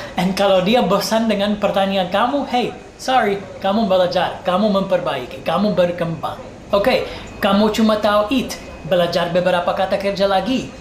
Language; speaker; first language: Indonesian; non-native, fluent; English